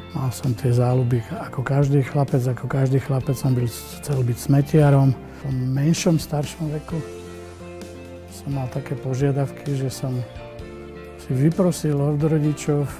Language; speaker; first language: Slovak; non-native, local second language; Croatian